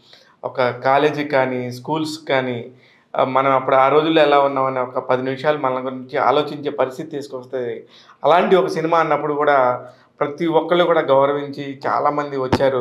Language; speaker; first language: Telugu; native; Telugu